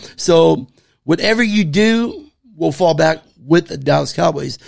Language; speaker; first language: English; native; English